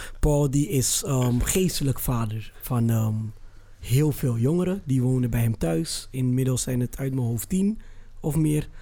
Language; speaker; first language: Dutch; early bilingual, other home language; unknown